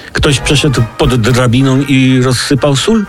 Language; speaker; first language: Polish; native; Polish